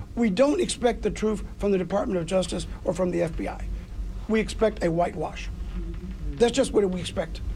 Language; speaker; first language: English; early bilingual, other home language; Spanish